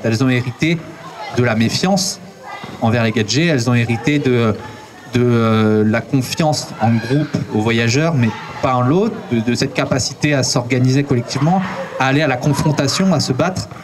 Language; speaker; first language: French; native; French